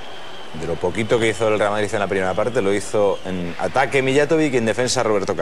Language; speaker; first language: Spanish; native; Spanish